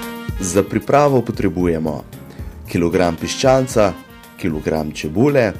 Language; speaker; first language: Slovenian; native; Slovenian